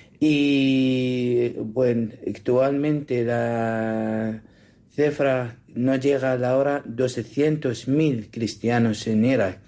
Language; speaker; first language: Spanish; non-native, learner; Assyrian Neo-Aramaic